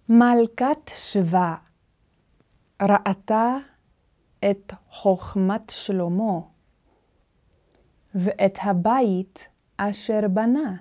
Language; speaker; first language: Hebrew; non-native, fluent; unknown